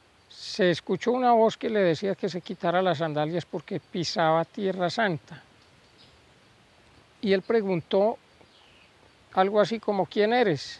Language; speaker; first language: Spanish; native; Spanish